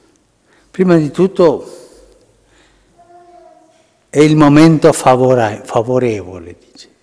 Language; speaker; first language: Italian; early bilingual, heritage; Spanish